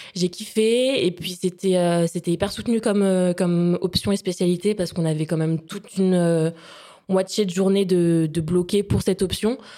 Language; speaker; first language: French; native; French